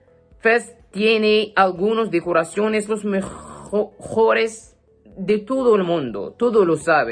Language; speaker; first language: Spanish; non-native, learner; Arabic